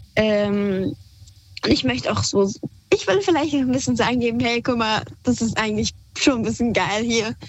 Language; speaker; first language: German; native; German